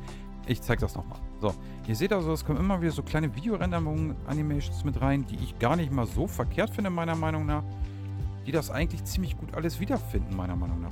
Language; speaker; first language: German; native; German